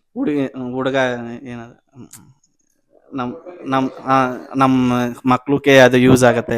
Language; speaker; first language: Kannada; non-native, local second language; Telugu